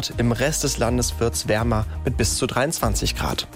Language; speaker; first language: German; native; German